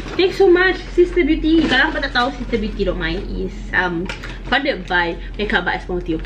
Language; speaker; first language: English; non-native, local second language; Malay